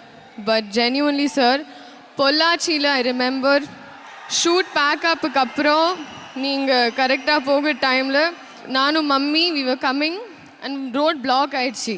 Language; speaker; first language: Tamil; non-native, learner; Telugu